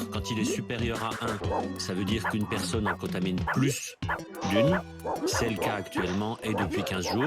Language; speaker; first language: French; native; French